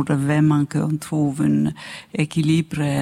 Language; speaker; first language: French; non-native, fluent; Finnish